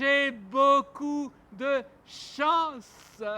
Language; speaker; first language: French; non-native, learner; Armenian